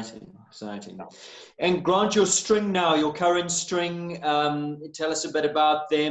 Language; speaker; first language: English; native; English